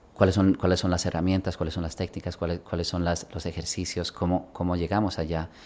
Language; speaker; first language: Spanish; early bilingual, other home language; Swedish